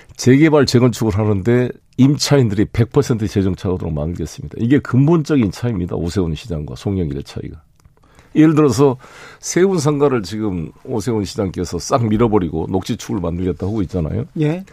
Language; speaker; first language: Korean; native; Korean